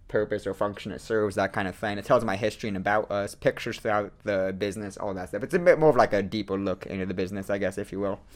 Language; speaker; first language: English; native; English